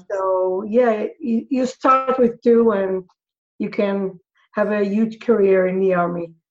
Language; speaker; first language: English; non-native, fluent; Hebrew